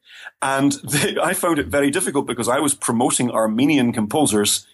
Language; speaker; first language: English; native; English